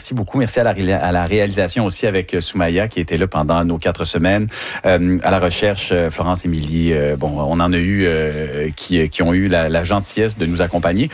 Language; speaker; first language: French; native; French